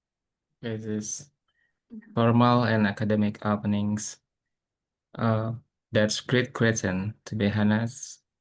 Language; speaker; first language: English; non-native, learner; Indonesian